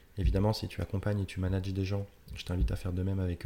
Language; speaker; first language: French; native; French